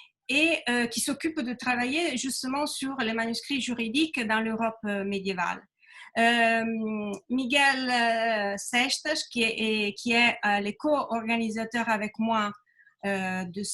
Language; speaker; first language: French; non-native, fluent; Italian